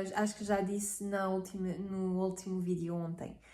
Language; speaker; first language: Portuguese; non-native, fluent; French